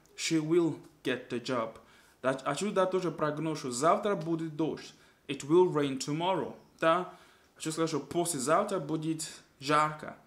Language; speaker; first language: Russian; non-native, fluent; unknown